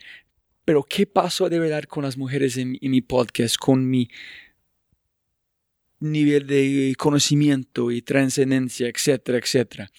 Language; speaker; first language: Spanish; non-native, fluent; English